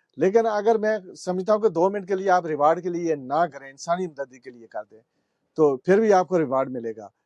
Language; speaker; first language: Urdu; non-native, local second language; Pahari-Potwari